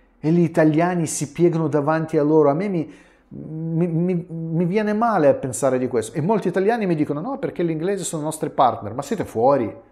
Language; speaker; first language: Italian; non-native, fluent; Russian